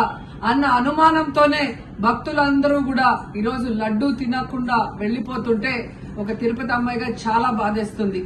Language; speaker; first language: Telugu; native; Telugu